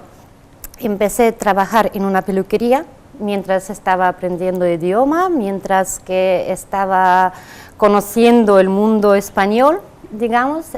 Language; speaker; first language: Spanish; non-native, fluent; Russian